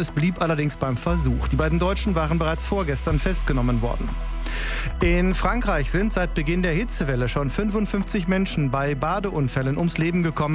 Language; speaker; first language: German; native; German